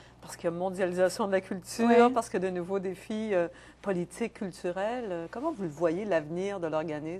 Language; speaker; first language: French; native; French